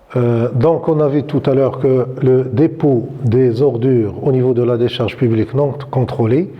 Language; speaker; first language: French; non-native, local second language; Arabic